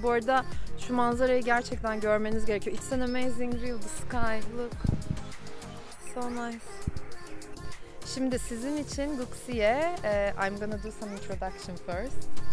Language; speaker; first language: Turkish; native; Turkish